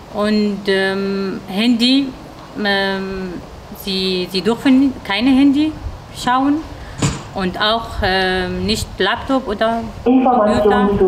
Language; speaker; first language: German; non-native, learner; Arabic